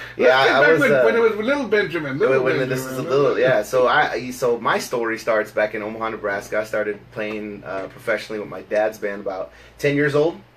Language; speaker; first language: English; native; English